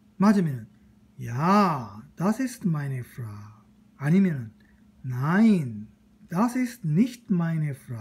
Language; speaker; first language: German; non-native, fluent; Korean